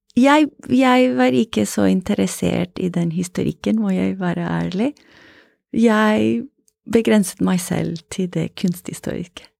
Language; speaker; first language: Norwegian; non-native, fluent; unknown